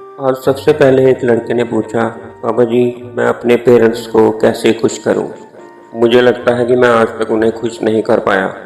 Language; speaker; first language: Hindi; native; Hindi